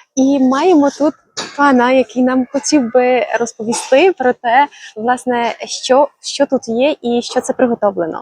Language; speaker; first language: Ukrainian; native; Ukrainian